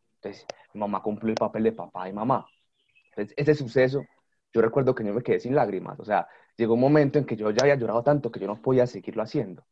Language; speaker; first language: Spanish; native; Spanish